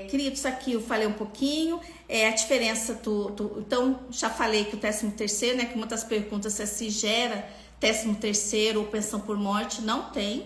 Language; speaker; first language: Portuguese; native; Portuguese